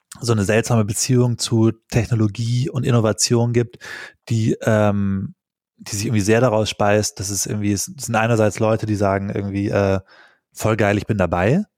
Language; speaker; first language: German; native; German